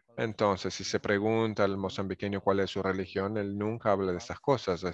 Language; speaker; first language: Spanish; non-native, fluent; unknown